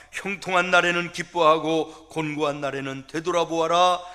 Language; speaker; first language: Korean; native; Korean